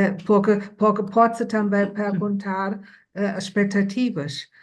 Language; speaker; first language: Portuguese; non-native, fluent; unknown